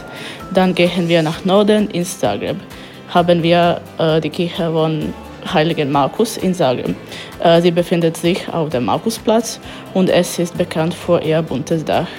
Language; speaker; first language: German; non-native, learner; Croatian